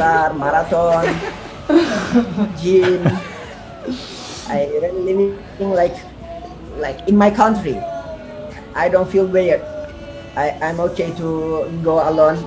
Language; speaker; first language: English; non-native, learner; Turkish